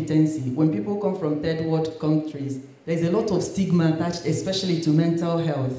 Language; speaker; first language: English; non-native, local second language; Igbo